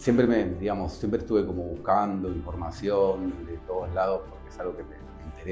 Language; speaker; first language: Spanish; native; Spanish